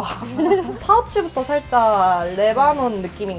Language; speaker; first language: Korean; native; Korean